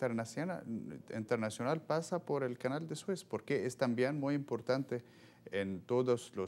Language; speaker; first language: Spanish; non-native, fluent; Arabic